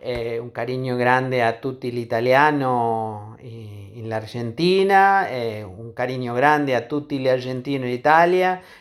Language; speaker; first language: Italian; non-native, learner; Spanish